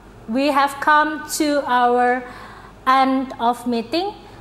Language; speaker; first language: English; non-native, fluent; Indonesian